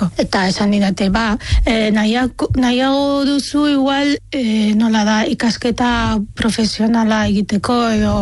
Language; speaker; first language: Basque; non-native, fluent; Arabic